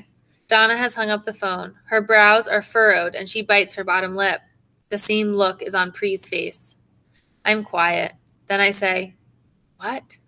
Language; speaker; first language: English; native; English